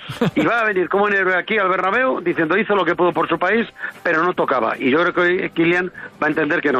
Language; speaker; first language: Spanish; native; Spanish